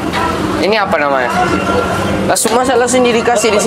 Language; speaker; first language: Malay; early bilingual, heritage; Malay